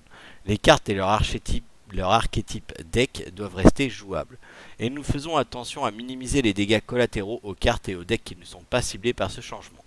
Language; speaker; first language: French; native; French